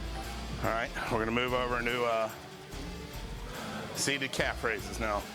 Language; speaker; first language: English; native; English